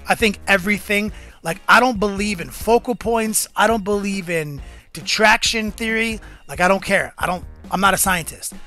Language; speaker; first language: English; native; English